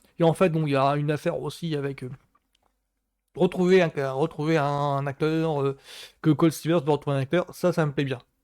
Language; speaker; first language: French; native; French